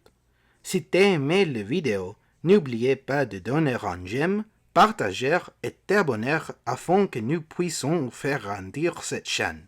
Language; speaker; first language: French; non-native, learner; English